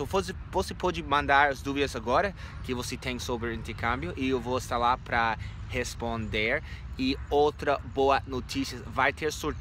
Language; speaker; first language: Portuguese; non-native, fluent; English